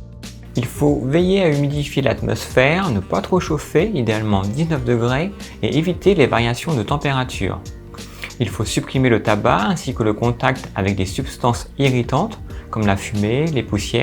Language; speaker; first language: French; native; French